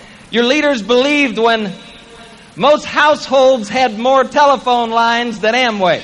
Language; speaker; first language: English; native; English